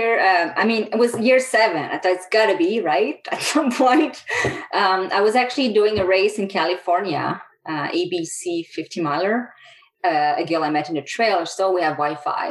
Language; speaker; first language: English; native; English